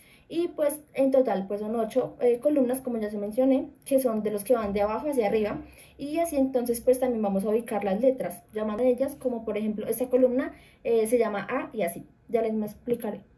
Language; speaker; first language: Spanish; native; Spanish